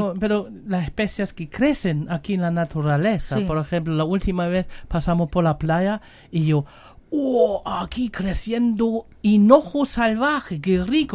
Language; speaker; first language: Spanish; non-native, learner; German